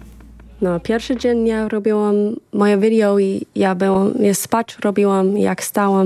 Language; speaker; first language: Polish; early bilingual, heritage; English